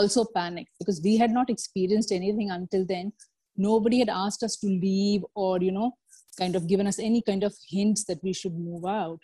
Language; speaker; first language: English; non-native, local second language; Kashmiri